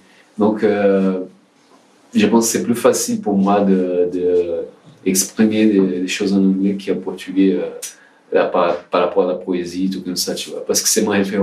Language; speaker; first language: French; non-native, learner; Portuguese